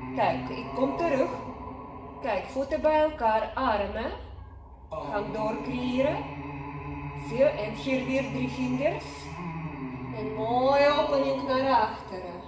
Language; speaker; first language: Dutch; non-native, learner; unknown